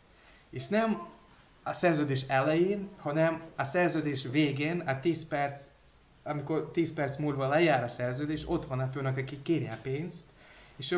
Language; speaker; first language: Hungarian; non-native, learner; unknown